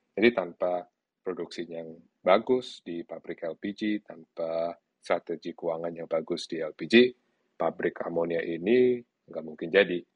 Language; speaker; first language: Indonesian; early bilingual, other home language; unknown